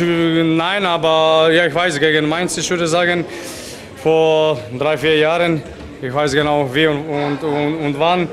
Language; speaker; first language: German; non-native, fluent; Croatian